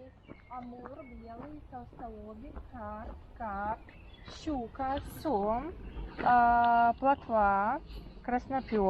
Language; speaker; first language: Russian; native; Russian